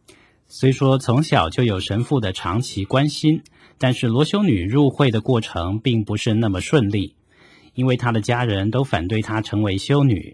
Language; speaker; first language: Chinese; native; Chinese